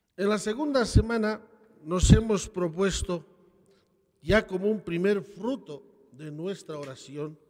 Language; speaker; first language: Spanish; native; Spanish